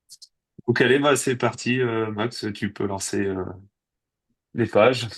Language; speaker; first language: French; native; French